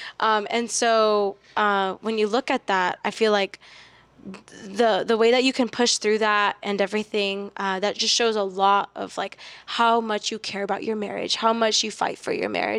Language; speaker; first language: English; early bilingual, other home language; Spanish